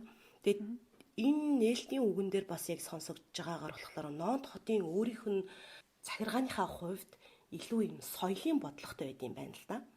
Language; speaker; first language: Mongolian; native; Mongolian